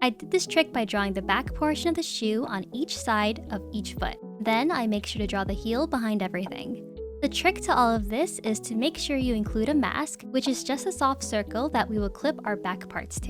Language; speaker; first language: English; native; English